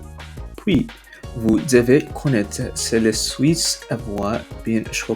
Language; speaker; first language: French; non-native, learner; English